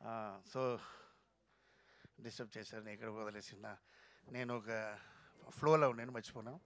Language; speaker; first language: Telugu; non-native, local second language; Tamil